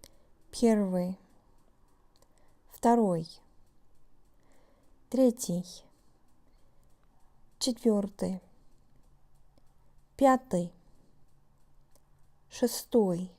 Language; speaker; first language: Russian; non-native, fluent; English